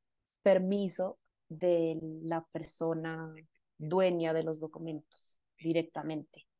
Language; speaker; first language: Spanish; non-native, fluent; Indonesian